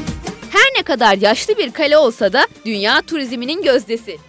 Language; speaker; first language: Turkish; native; Turkish